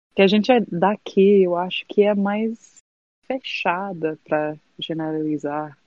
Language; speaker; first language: Portuguese; non-native, fluent; English